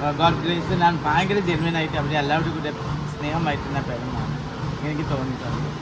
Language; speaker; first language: Malayalam; non-native, fluent; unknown